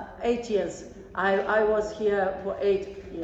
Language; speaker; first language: English; non-native, fluent; Serbian